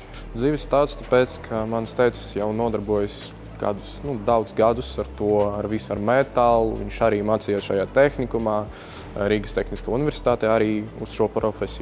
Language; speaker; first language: Latvian; non-native, local second language; Russian